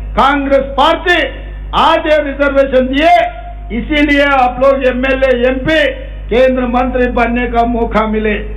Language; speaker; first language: Hindi; non-native, local second language; Telugu